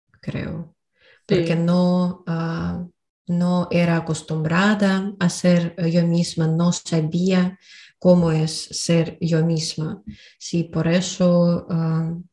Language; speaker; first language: Spanish; non-native, learner; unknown